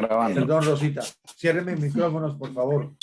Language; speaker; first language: Spanish; native; Spanish